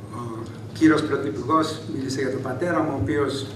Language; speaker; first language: Greek; early bilingual, heritage; Greek